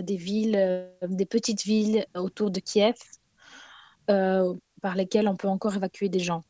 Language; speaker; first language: French; non-native, fluent; Ukrainian